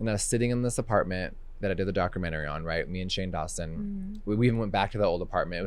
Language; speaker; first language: English; native; English